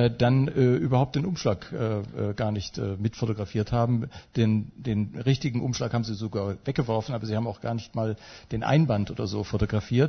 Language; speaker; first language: German; native; German